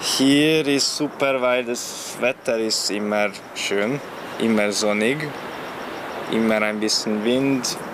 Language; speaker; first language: German; non-native, fluent; Hungarian